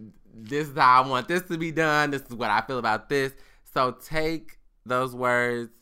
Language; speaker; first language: English; native; English